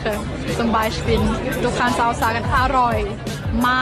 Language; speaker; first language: German; non-native, learner; Thai